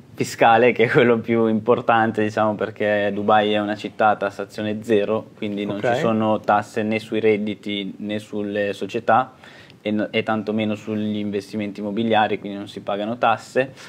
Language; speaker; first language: Italian; native; Italian